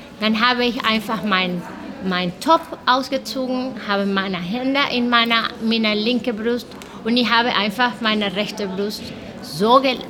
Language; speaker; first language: German; non-native, fluent; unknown